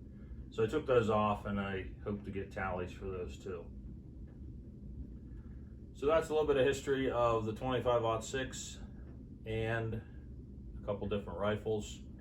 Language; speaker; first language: English; native; English